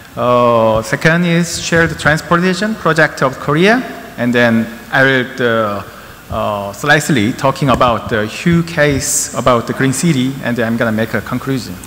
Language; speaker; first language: English; non-native, learner; Korean